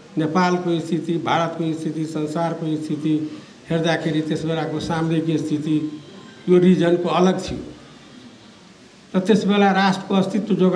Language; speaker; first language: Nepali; non-native, local second language; Maithili